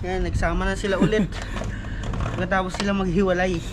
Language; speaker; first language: Filipino; native; Filipino